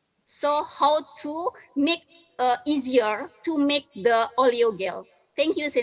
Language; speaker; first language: English; non-native, learner; Indonesian